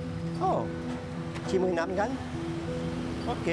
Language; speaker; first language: Vietnamese; non-native, learner; French